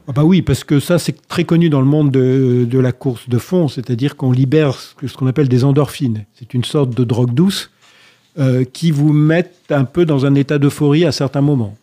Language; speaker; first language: French; native; French